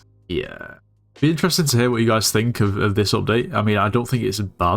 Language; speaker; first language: English; native; English